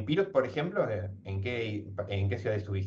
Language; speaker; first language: Spanish; native; Spanish